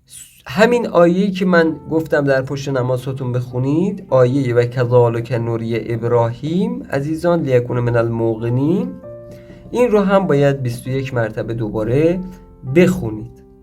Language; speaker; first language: Persian; native; Persian